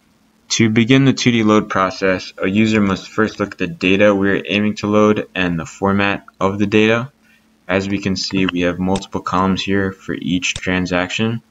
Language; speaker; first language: English; native; English